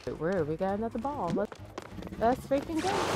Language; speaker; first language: English; native; English